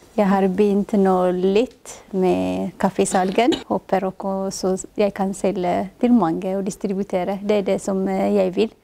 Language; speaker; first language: Norwegian; non-native, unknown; Amharic